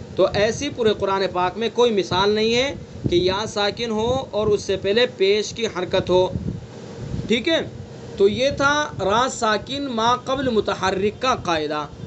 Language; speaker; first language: Urdu; native; Urdu